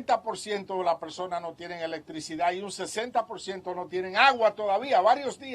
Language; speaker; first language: Spanish; native; Spanish